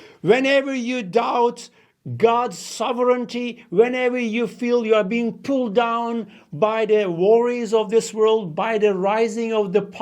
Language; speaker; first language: English; non-native, fluent; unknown